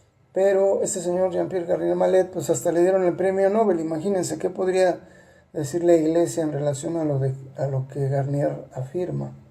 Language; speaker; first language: Spanish; native; Spanish